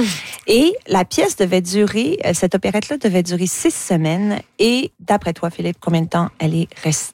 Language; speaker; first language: French; native; French